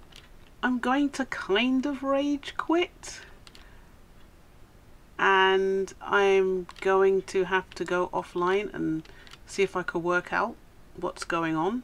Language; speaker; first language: English; native; English